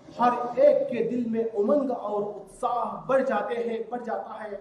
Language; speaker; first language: Hindi; non-native, local second language; Telugu